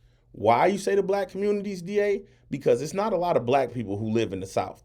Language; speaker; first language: English; native; English